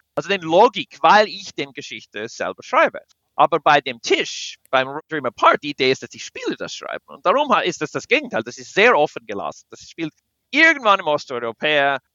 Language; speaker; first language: German; non-native, fluent; English